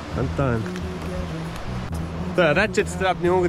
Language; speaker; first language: Japanese; non-native, learner; English